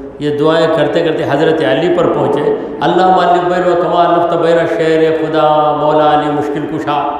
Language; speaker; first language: Urdu; native; Urdu